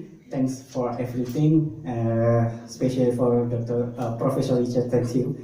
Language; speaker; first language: English; non-native, learner; Indonesian